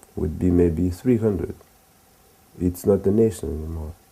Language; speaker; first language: English; non-native, fluent; Lithuanian